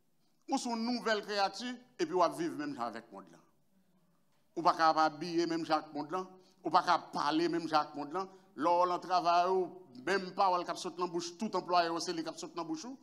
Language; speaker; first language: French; non-native, local second language; Haitian Creole